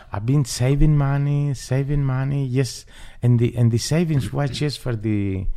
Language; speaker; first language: English; non-native, learner; Spanish